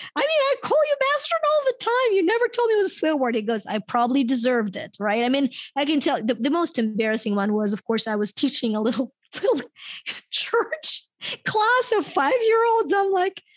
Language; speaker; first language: English; non-native, fluent; Ukrainian